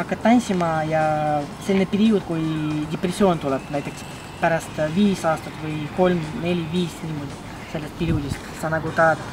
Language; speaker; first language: Estonian; non-native, local second language; Russian